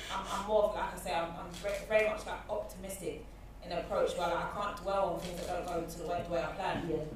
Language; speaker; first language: English; native; English